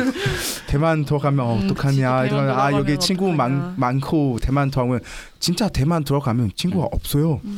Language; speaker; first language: Korean; non-native, learner; Chinese